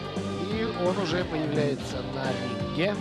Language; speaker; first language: Russian; native; Russian